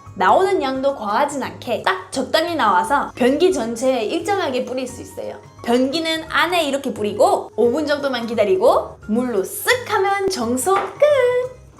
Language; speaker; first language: Korean; non-native, fluent; German